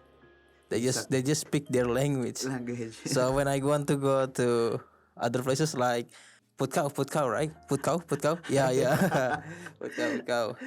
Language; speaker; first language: English; non-native, learner; Indonesian